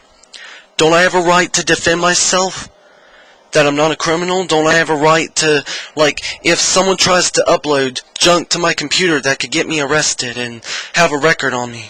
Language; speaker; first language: English; native; English